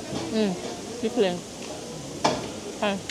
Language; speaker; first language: Swedish; non-native, learner; Filipino